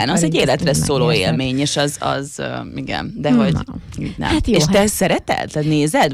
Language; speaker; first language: Hungarian; native; Hungarian